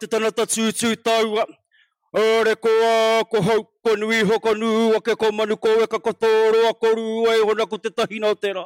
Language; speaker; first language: English; non-native, local second language; Māori